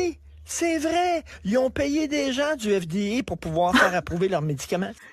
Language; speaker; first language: French; native; French